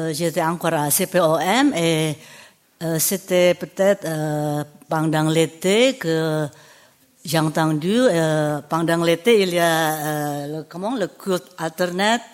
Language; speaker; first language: French; non-native, fluent; Indonesian